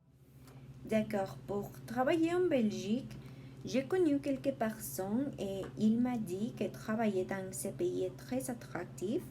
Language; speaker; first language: French; non-native, learner; Spanish